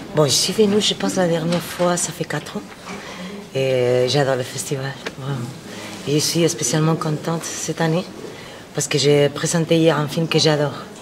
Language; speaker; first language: French; non-native, fluent; Spanish